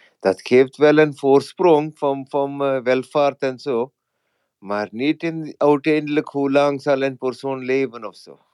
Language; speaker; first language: Dutch; non-native, fluent; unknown